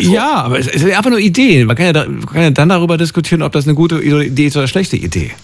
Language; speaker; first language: German; native; German